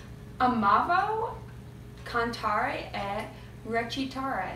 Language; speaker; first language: Italian; non-native, learner; English